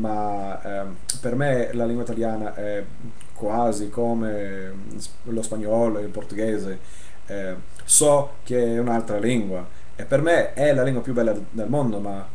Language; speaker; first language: Italian; non-native, learner; English